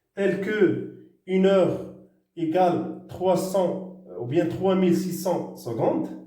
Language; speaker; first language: French; non-native, local second language; Arabic